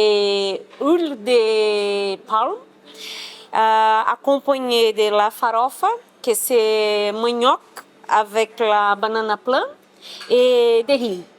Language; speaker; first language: French; non-native, learner; Portuguese